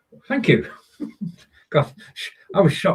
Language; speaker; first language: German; non-native, learner; English